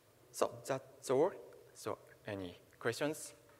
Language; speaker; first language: English; non-native, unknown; Japanese